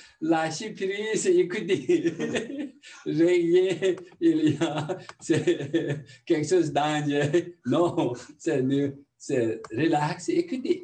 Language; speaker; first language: French; non-native, learner; Tibetan